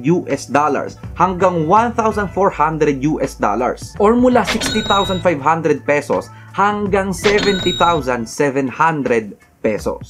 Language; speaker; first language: Filipino; native; Filipino